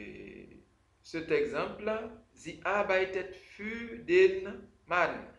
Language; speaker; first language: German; non-native, fluent; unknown